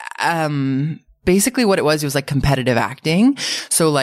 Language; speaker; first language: English; native; English